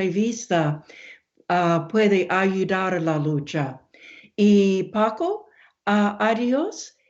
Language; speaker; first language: Spanish; non-native, learner; English